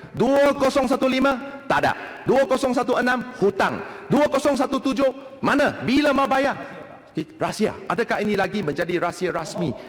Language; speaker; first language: Malay; non-native, local second language; Chinese